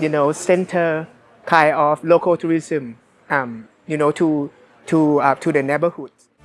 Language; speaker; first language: English; non-native, fluent; Thai